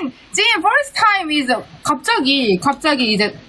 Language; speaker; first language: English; non-native, learner; Korean